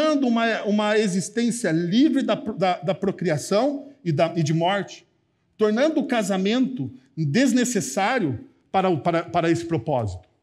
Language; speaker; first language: Portuguese; native; Portuguese